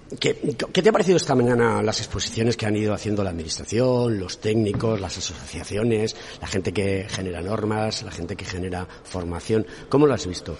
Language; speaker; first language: Spanish; native; Spanish